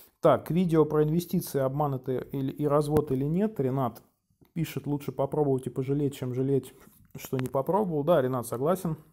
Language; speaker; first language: Russian; native; Russian